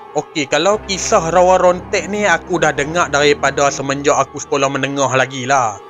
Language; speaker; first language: Malay; native; Malay